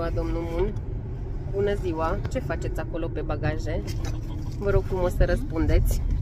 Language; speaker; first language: Romanian; non-native, local second language; Hungarian